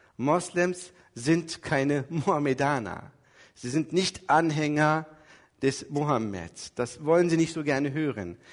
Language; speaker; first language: German; early bilingual, other home language; Turkish